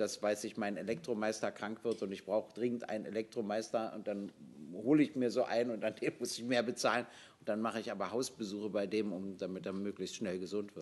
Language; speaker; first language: German; native; German